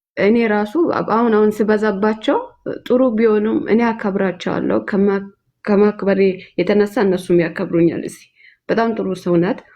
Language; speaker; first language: Amharic; non-native, local second language; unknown